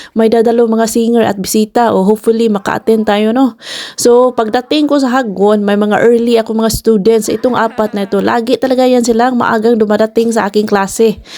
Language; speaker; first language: Filipino; non-native, local second language; Cebuano